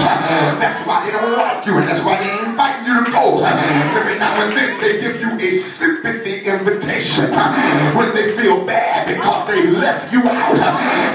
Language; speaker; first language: English; native; English